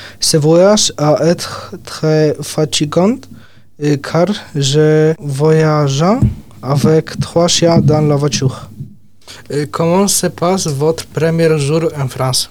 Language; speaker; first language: French; non-native, learner; Polish